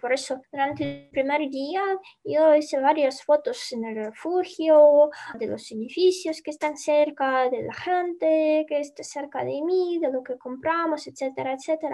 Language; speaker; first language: Spanish; non-native, fluent; Ukrainian